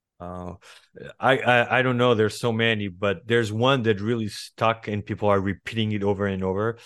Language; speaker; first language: English; non-native, fluent; Portuguese